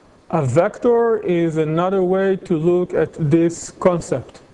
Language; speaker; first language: English; non-native, fluent; Hebrew